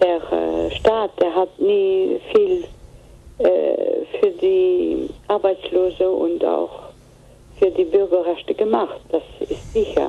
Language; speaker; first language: German; non-native, fluent; Greek